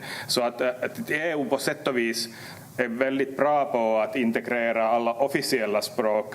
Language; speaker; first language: Swedish; native; Swedish